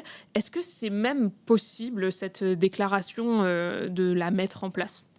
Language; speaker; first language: French; native; French